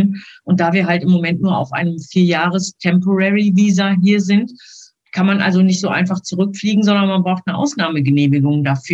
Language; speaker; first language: German; native; German